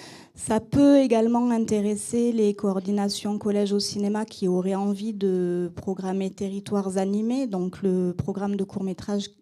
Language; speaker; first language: French; native; French